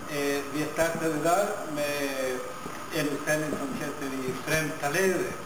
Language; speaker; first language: Swedish; non-native, fluent; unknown